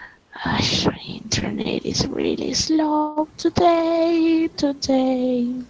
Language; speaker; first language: English; non-native, learner; Spanish